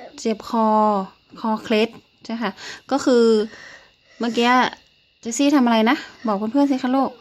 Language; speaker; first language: Thai; native; Thai